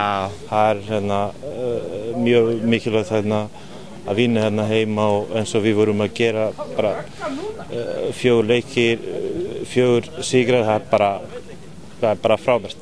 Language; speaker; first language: Icelandic; non-native, fluent; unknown